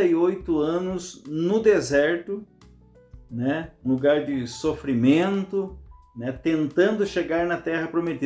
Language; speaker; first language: Portuguese; native; Portuguese